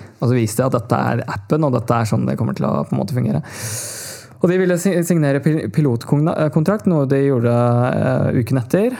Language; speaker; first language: Norwegian; early bilingual, other home language; Tamil